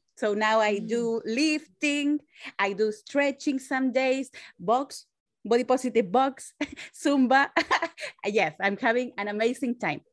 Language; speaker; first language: English; non-native, fluent; Spanish